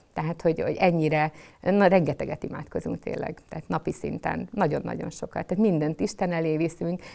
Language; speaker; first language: Hungarian; native; Hungarian